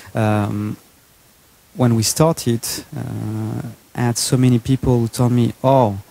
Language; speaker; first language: English; non-native, fluent; French